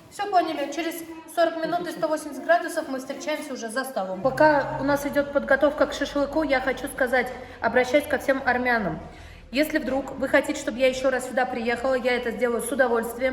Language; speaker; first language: Russian; native; Russian